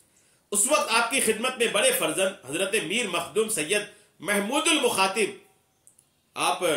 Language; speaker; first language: Urdu; native; Urdu